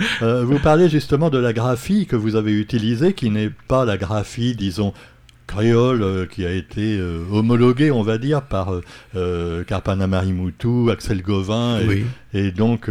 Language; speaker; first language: French; native; French